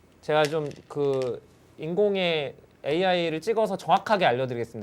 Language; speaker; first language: Korean; native; Korean